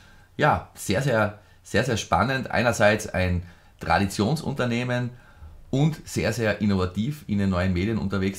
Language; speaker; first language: German; native; German